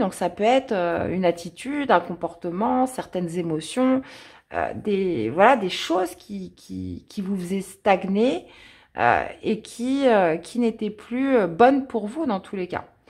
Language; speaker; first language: French; native; French